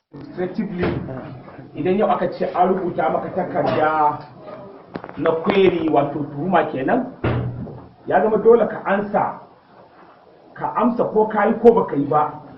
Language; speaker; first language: Hausa; native; Hausa